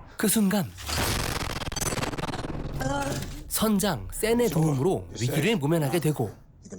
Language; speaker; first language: Korean; native; Korean